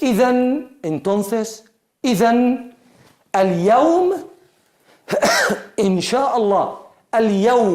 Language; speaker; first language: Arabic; non-native, fluent; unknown